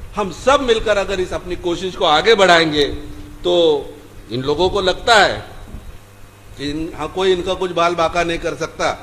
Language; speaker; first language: Hindi; non-native, local second language; Marathi